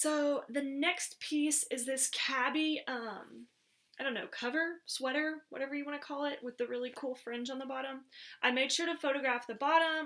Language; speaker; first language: English; native; English